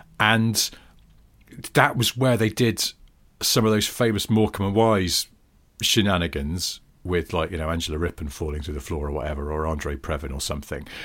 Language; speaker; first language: English; native; English